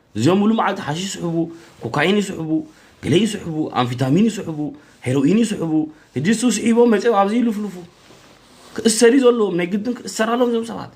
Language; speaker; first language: Tigrinya; early bilingual, heritage; Tigrinya